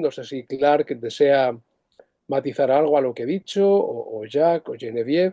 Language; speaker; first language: Spanish; native; Spanish